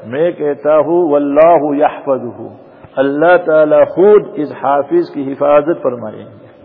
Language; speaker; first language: Urdu; non-native, fluent; Gujarati